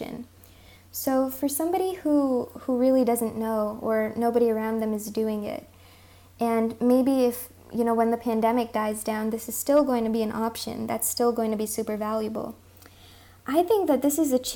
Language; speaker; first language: English; early bilingual, other home language; Hindi